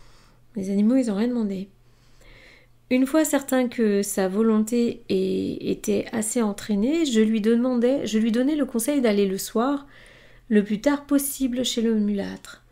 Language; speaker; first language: French; native; French